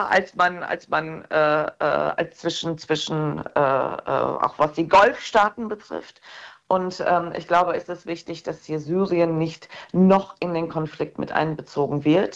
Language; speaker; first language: German; early bilingual, other home language; Turkish